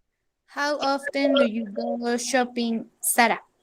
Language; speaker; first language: English; non-native, learner; Spanish